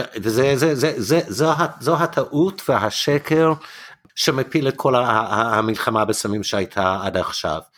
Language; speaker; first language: Hebrew; non-native, fluent; English